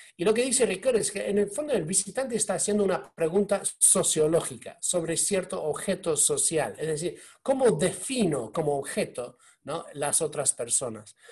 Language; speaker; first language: Spanish; non-native, fluent; English